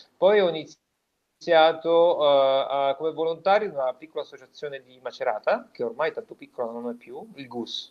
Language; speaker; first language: Italian; native; Italian